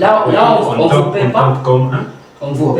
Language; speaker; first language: French; non-native, learner; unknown